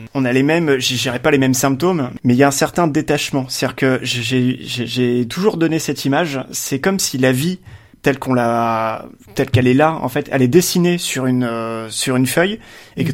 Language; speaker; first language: French; native; French